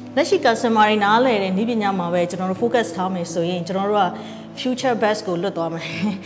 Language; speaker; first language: Burmese; native; Burmese